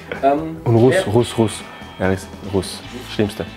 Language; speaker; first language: German; non-native, learner; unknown